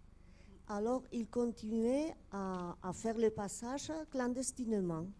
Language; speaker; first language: French; non-native, fluent; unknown